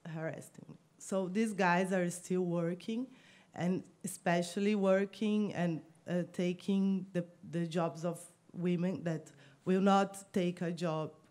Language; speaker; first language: English; non-native, fluent; Portuguese